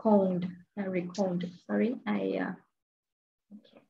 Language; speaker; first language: English; non-native, fluent; Vietnamese